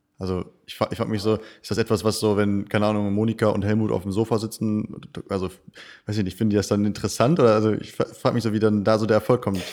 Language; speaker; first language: German; native; German